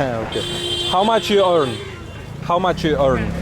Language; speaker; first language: English; non-native, learner; Russian